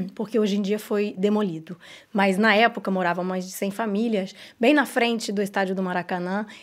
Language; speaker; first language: Portuguese; non-native, fluent; English